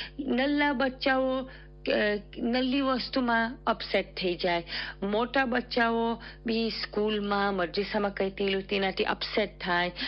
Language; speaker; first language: Gujarati; early bilingual, heritage; Gujarati